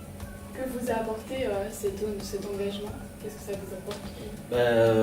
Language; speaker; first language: French; native; French